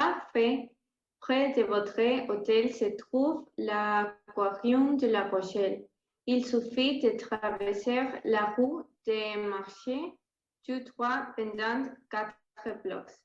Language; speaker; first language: French; non-native, learner; Spanish